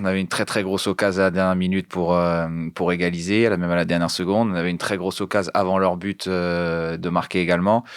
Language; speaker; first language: French; native; French